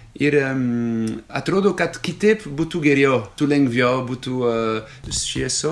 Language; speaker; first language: Lithuanian; non-native, fluent; French